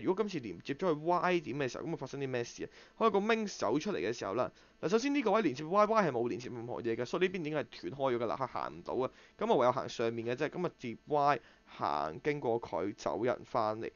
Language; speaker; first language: Cantonese; native; Cantonese